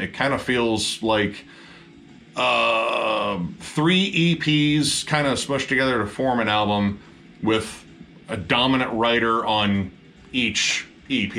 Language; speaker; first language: English; native; English